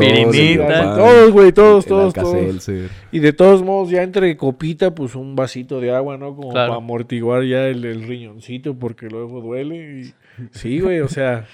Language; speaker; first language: Spanish; native; Spanish